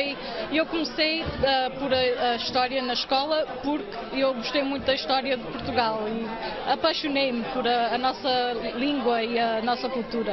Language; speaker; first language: Portuguese; early bilingual, heritage; Portuguese